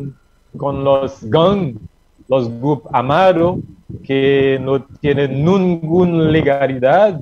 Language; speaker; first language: Spanish; non-native, learner; Haitian Creole